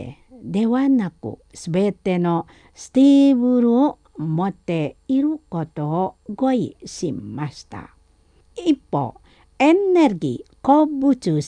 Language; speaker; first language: Japanese; non-native, fluent; Indonesian